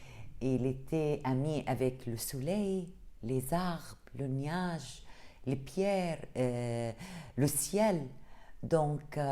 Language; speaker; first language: French; non-native, fluent; Arabic